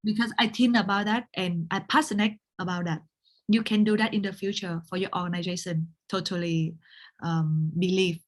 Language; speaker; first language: English; non-native, learner; Vietnamese